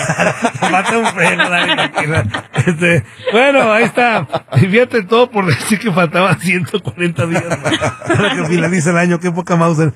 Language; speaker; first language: Spanish; native; Spanish